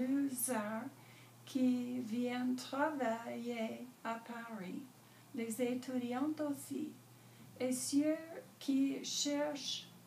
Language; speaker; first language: French; non-native, learner; English